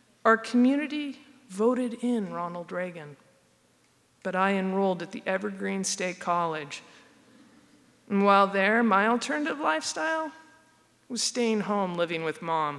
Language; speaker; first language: English; native; English